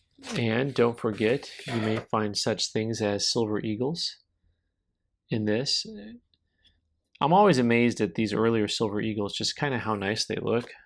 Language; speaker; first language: English; native; English